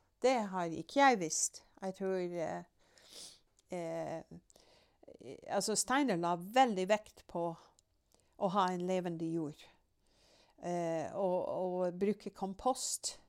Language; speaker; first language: Norwegian; non-native, fluent; English